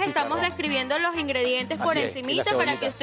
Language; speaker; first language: Spanish; native; Spanish